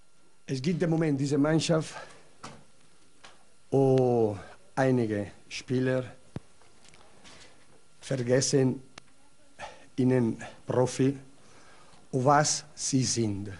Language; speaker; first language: German; non-native, learner; Italian